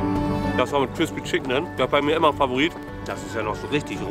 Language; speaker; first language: German; native; German